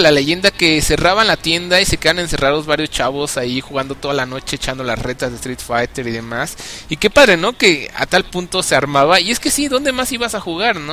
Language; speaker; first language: Spanish; native; Spanish